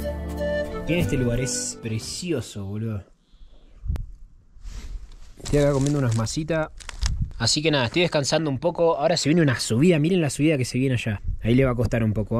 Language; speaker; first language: Spanish; native; Spanish